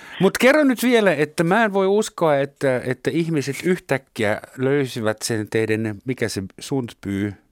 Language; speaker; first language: Finnish; non-native, fluent; German